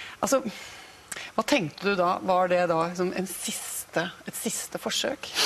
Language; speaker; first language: Norwegian; native; Norwegian